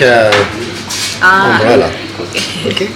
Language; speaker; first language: English; non-native, learner; French